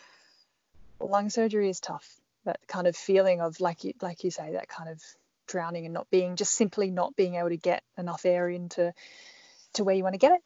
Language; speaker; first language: English; native; English